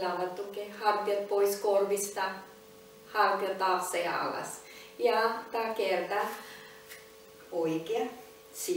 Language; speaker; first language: Finnish; non-native, learner; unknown